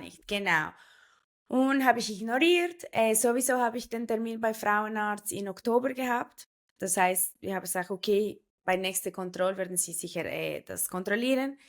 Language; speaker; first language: German; non-native, fluent; Spanish